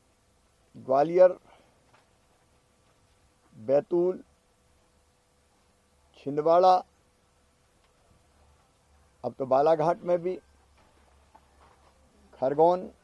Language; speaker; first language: Hindi; native; Hindi